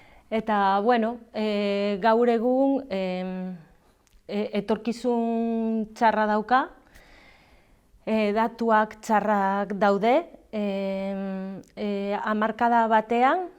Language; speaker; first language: Basque; non-native, learner; Galician